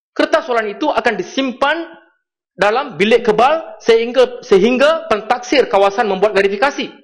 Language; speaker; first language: Malay; non-native, local second language; Tamil